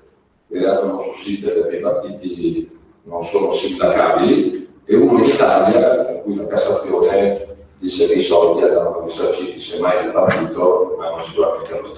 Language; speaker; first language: Italian; native; Italian